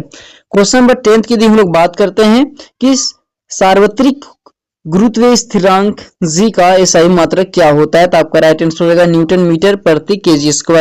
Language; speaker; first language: Hindi; native; Hindi